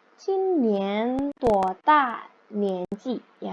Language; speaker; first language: Chinese; non-native, fluent; Indonesian